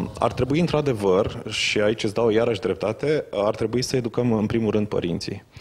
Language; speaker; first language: Romanian; native; Romanian